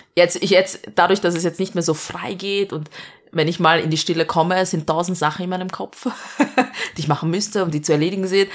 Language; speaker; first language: German; early bilingual, other home language; Malayalam